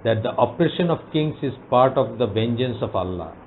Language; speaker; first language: English; non-native, local second language; Bangla